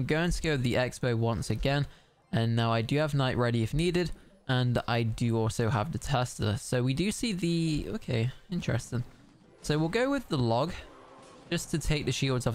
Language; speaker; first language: English; native; English